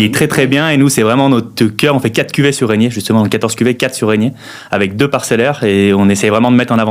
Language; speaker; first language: French; native; French